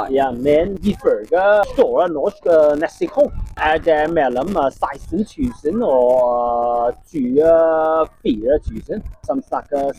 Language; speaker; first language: Norwegian; non-native, learner; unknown